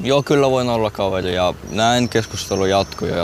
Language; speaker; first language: Finnish; early bilingual, other home language; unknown